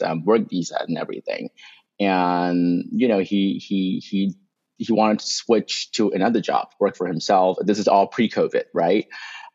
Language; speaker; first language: English; non-native, local second language; Cantonese